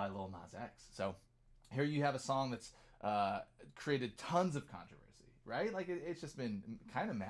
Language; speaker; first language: English; native; English